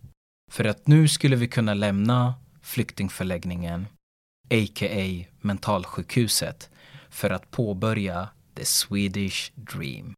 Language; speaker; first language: Swedish; early bilingual, other home language; Lingala